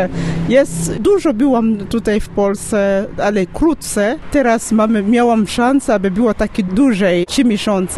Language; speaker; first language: Polish; non-native, learner; French